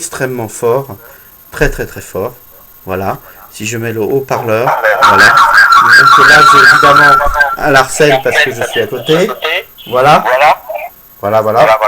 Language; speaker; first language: French; native; French